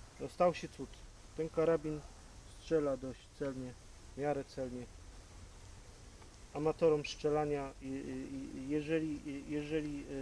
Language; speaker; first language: Polish; native; Polish